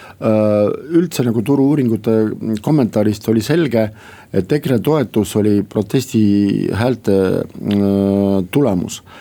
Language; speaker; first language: Estonian; non-native, local second language; Russian